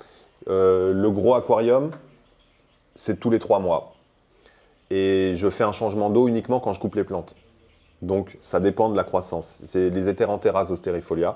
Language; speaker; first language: French; native; French